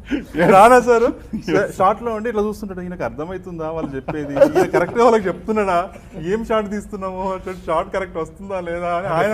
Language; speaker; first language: Telugu; native; Telugu